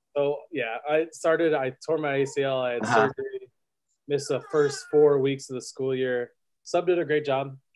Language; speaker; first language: English; native; English